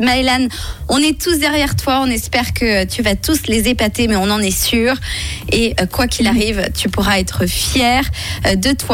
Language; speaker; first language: French; native; French